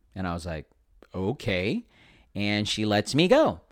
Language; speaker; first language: English; native; English